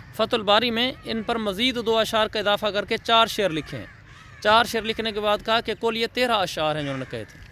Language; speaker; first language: Urdu; native; Urdu